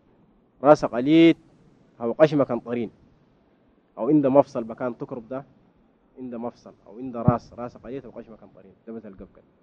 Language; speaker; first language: Arabic; native; Arabic